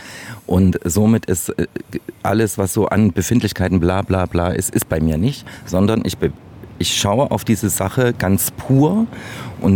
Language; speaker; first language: German; native; German